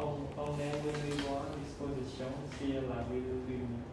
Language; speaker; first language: French; non-native, learner; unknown